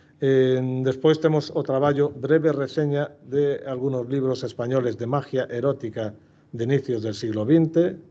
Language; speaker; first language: Spanish; native; Spanish